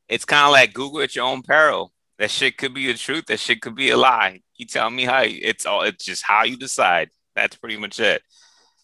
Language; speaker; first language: English; native; English